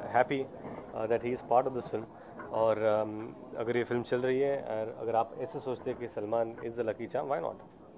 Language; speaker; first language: Hindi; non-native, local second language; Marathi